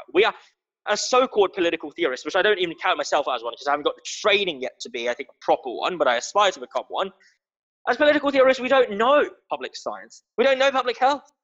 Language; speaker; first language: English; non-native, local second language; Cantonese